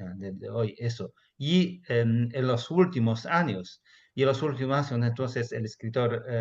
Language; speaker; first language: Spanish; non-native, fluent; Chinese